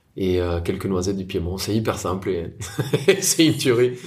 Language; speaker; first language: French; non-native, fluent; Spanish